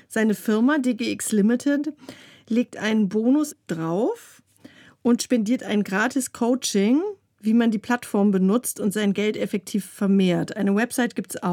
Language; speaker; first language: German; native; German